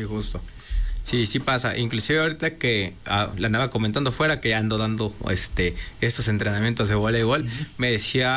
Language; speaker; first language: Spanish; native; Spanish